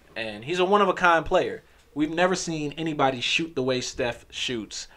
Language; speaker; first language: English; native; English